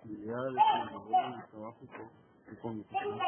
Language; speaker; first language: Spanish; native; Spanish